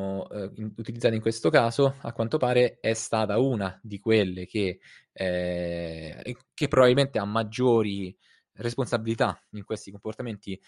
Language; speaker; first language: Italian; native; Italian